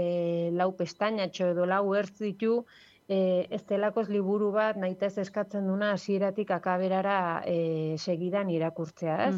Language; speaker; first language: Basque; native; Basque